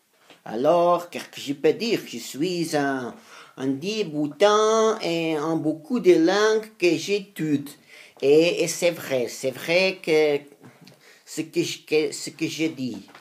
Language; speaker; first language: French; non-native, learner; Spanish